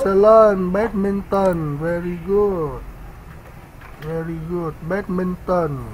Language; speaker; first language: English; non-native, learner; Vietnamese